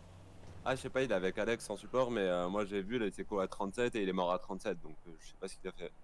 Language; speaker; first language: French; native; French